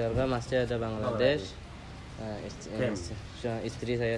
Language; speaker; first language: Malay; non-native, local second language; Rohingya